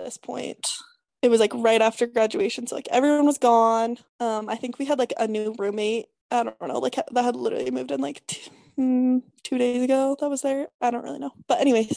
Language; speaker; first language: English; native; English